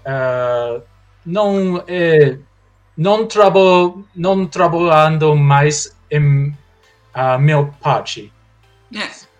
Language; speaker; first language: Portuguese; non-native, learner; English